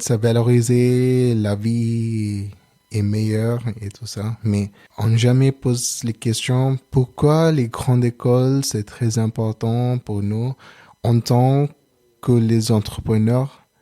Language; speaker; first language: French; non-native, learner; Telugu